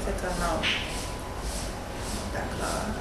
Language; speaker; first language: French; non-native, learner; English